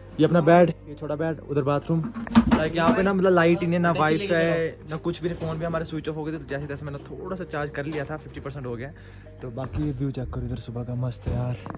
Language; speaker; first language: Hindi; native; Hindi